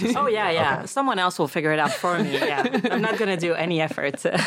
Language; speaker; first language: English; non-native, fluent; French